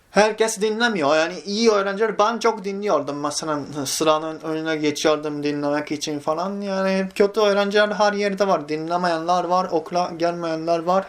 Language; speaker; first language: Turkish; non-native, fluent; Japanese